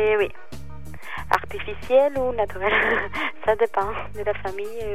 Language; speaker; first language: French; non-native, learner; Spanish